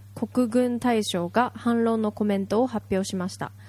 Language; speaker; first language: Japanese; native; Japanese